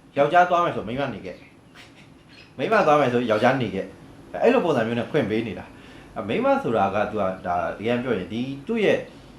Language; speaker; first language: Burmese; native; Burmese